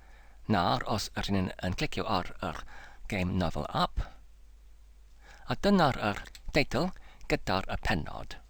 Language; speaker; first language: Welsh; non-native, fluent; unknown